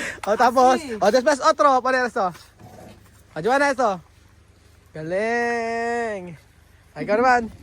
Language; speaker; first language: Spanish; non-native, learner; Filipino